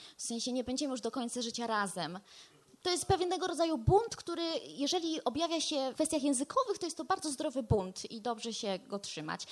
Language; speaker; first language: Polish; native; Polish